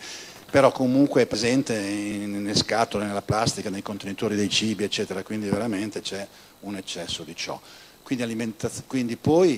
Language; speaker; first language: Italian; native; Italian